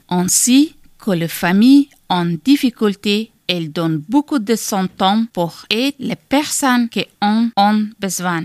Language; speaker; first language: French; non-native, learner; Persian